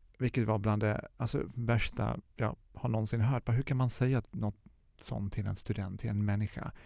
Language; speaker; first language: Swedish; early bilingual, other home language; Arabic